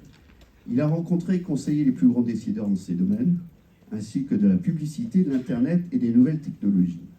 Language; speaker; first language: French; native; French